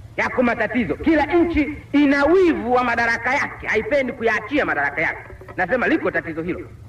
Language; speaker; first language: Swahili; non-native, local second language; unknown